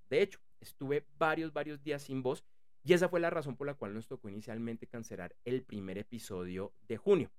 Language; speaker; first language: Spanish; native; Spanish